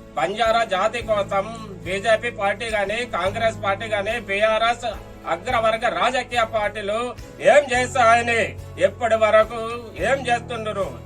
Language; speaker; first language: Telugu; non-native, local second language; Lambadi